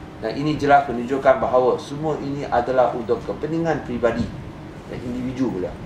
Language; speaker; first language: Malay; non-native, local second language; Chinese